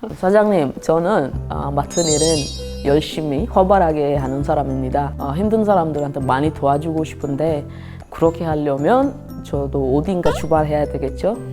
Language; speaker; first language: Korean; non-native, fluent; Swahili